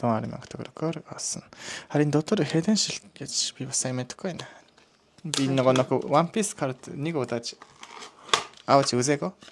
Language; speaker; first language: Mongolian; non-native, learner; Japanese